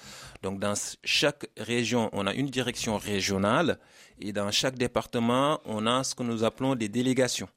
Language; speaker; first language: French; non-native, local second language; Wolof